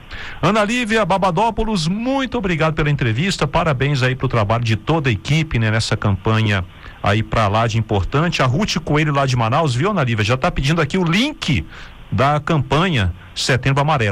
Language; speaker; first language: Portuguese; native; Portuguese